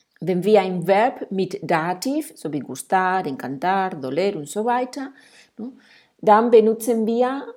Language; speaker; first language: German; non-native, fluent; Spanish